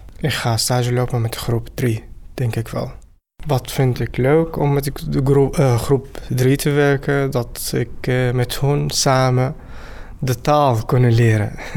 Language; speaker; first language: Dutch; non-native, learner; Arabic